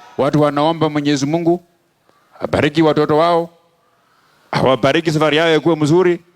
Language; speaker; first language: Swahili; non-native, local second language; Luyia